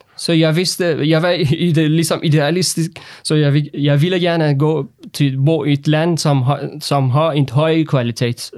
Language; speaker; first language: Danish; non-native, learner; Persian